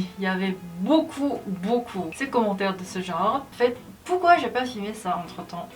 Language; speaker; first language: French; non-native, learner; Korean